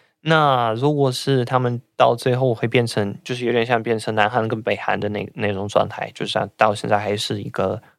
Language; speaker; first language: Chinese; non-native, fluent; Russian